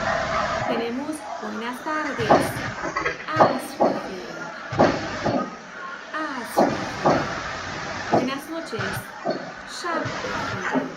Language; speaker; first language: Spanish; non-native, fluent; Persian